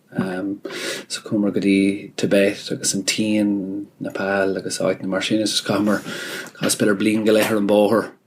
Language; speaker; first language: Irish; non-native, local second language; English